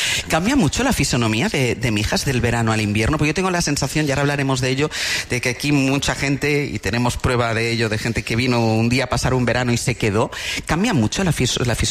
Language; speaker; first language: Spanish; native; Spanish